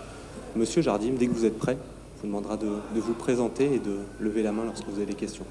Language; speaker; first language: French; native; French